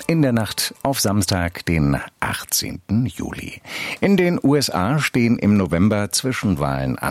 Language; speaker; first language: German; native; German